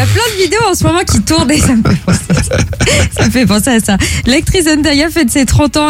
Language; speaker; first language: French; native; French